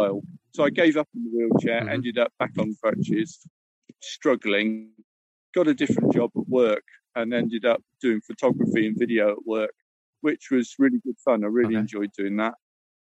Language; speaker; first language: English; native; English